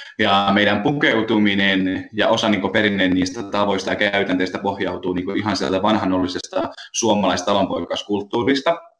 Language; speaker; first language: Finnish; native; Finnish